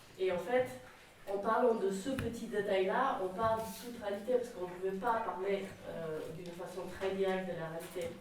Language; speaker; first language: French; non-native, fluent; Polish